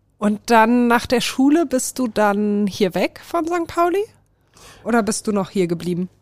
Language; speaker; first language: German; native; German